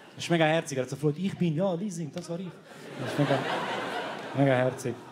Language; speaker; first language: German; early bilingual, other home language; Croatian